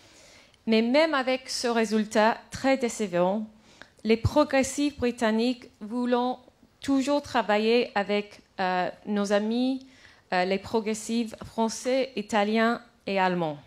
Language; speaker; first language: French; non-native, fluent; English